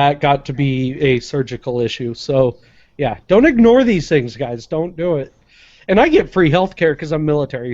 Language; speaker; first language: English; native; English